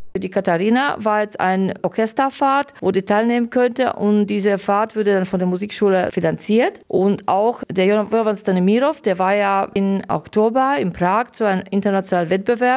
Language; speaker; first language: German; non-native, fluent; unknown